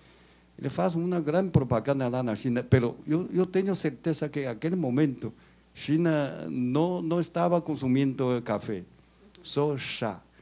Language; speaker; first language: Portuguese; non-native, learner; Chinese